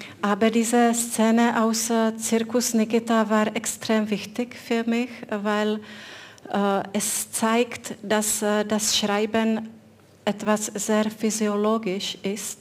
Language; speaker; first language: German; non-native, fluent; Czech